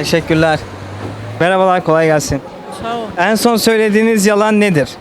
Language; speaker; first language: Turkish; native; Turkish